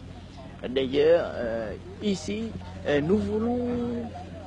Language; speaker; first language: French; non-native, local second language; Khmer